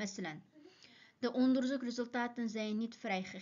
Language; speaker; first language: Dutch; non-native, fluent; Uyghur